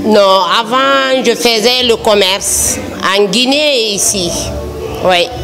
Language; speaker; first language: French; non-native, local second language; Fula